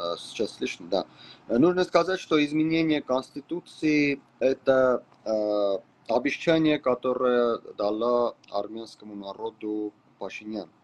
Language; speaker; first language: Russian; non-native, local second language; Armenian